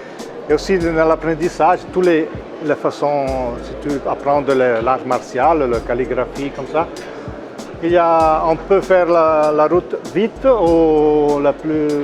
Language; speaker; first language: French; non-native, local second language; Italian